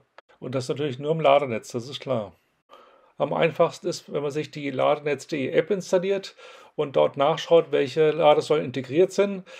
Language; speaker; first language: German; native; German